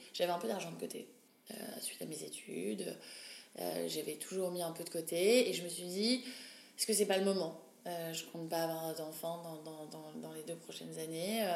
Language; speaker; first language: French; native; French